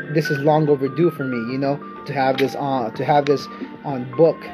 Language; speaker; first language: English; early bilingual, other home language; Spanish